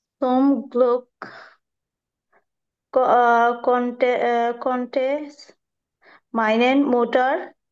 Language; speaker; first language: German; non-native, learner; Bangla